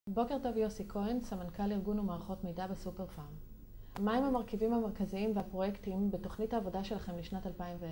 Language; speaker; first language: Hebrew; native; Hebrew